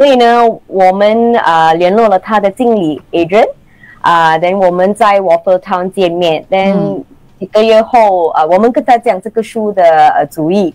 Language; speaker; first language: Chinese; non-native, local second language; English